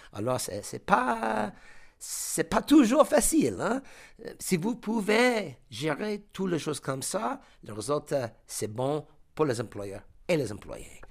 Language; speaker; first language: French; non-native, fluent; English